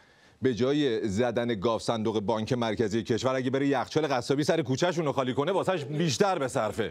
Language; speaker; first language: Persian; native; Persian